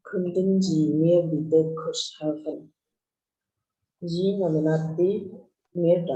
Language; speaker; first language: German; non-native, learner; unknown